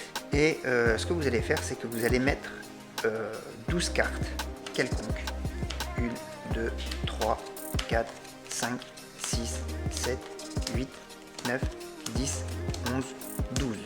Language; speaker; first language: French; native; French